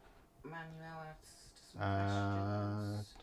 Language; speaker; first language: English; native; English